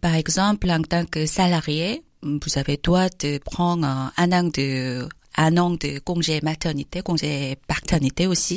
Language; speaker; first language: French; non-native, learner; Korean